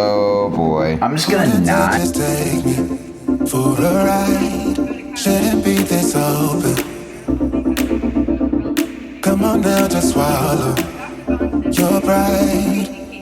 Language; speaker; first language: English; native; English